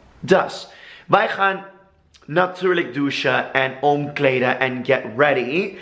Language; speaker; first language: Dutch; non-native, learner; English